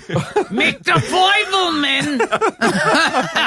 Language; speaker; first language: English; native; English